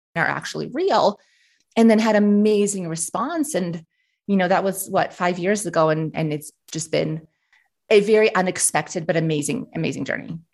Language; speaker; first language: English; early bilingual, other home language; Russian